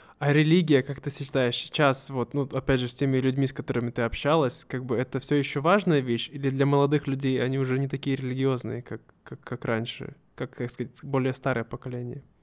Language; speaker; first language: Russian; native; Russian